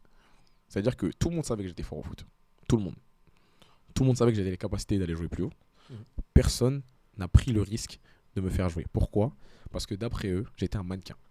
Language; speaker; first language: French; native; French